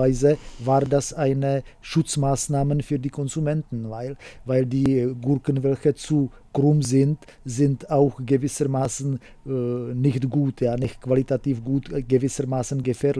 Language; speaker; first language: German; non-native, fluent; Czech